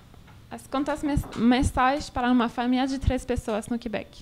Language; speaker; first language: Portuguese; non-native, learner; French